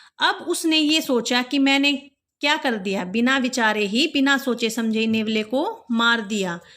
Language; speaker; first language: Hindi; native; Hindi